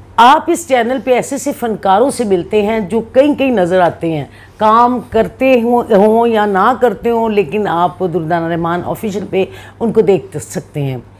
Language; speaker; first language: Urdu; non-native, local second language; Punjabi